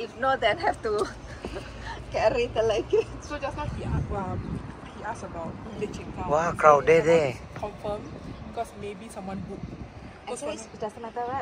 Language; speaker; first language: English; non-native, learner; Filipino